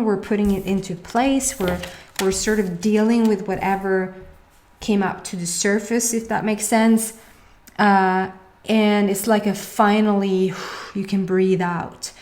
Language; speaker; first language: English; non-native, fluent; Swedish